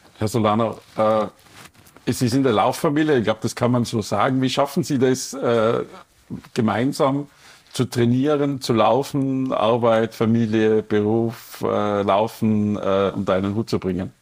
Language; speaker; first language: German; native; German